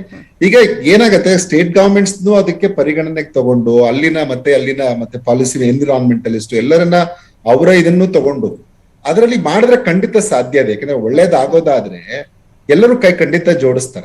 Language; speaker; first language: Kannada; native; Kannada